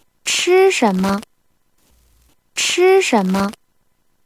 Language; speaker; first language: Chinese; non-native, learner; Korean